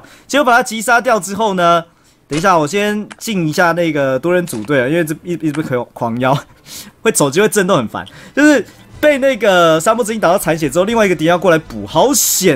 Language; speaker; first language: Chinese; native; Chinese